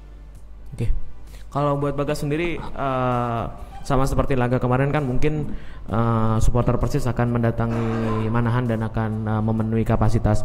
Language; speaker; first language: Indonesian; native; Indonesian